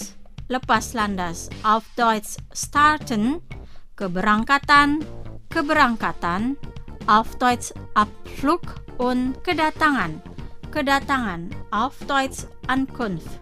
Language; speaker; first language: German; non-native, fluent; Indonesian